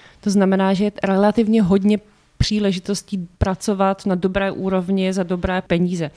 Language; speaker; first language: Czech; native; Czech